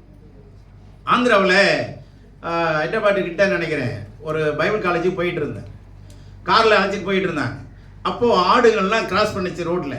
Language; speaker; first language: Tamil; native; Tamil